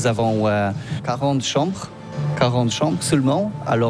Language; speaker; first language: French; non-native, learner; Polish